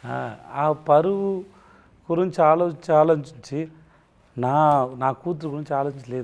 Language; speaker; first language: Telugu; non-native, learner; Tamil